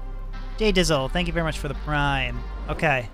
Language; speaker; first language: English; native; English